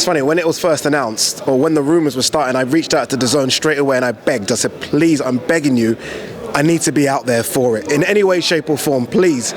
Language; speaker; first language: English; native; English